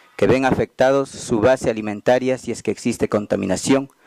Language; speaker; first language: Spanish; native; Spanish